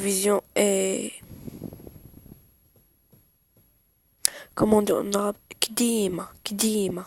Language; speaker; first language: French; non-native, learner; Arabic